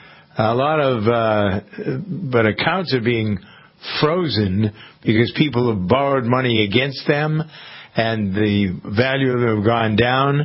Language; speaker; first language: English; native; English